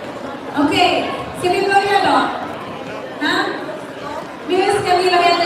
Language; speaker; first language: Swedish; non-native, fluent; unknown